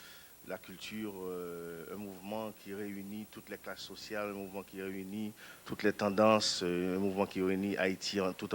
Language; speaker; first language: French; non-native, local second language; Haitian Creole